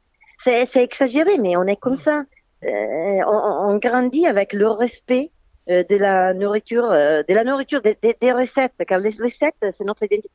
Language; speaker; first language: French; non-native, fluent; Italian